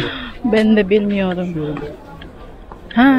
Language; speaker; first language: Turkish; non-native, learner; Indonesian